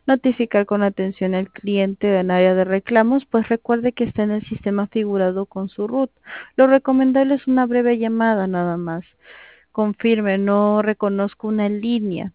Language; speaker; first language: Spanish; native; Spanish